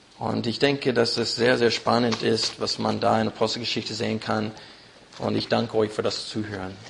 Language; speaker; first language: German; non-native, fluent; English